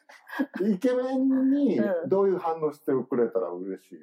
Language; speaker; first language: Japanese; native; Japanese